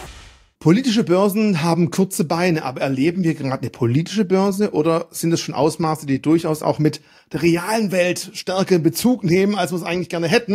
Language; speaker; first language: German; native; German